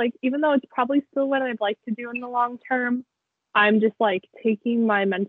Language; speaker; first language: English; native; English